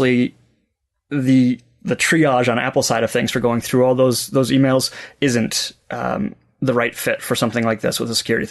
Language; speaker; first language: English; native; English